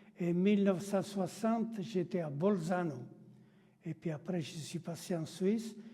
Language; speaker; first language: French; non-native, fluent; Italian